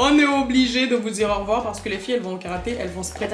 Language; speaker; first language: French; native; French